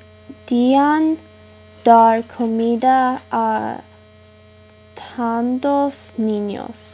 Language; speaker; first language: Spanish; non-native, learner; English